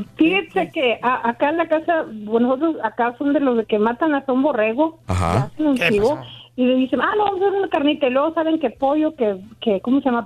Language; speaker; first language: Spanish; native; Spanish